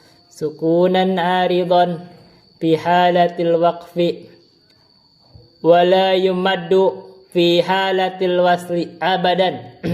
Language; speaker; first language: Arabic; non-native, fluent; Indonesian